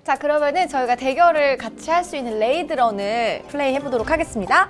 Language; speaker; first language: Korean; native; Korean